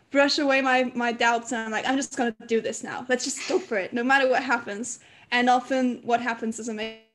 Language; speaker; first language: English; early bilingual, other home language; German